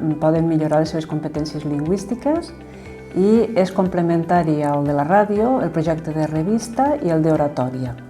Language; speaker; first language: Catalan; native; Catalan